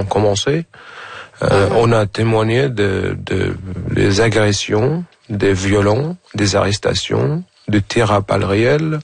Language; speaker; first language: French; non-native, fluent; Arabic